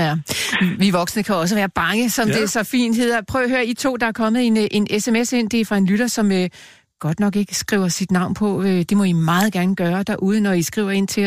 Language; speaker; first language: Danish; native; Danish